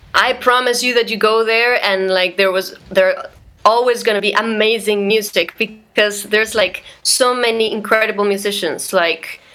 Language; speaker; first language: English; non-native, fluent; Spanish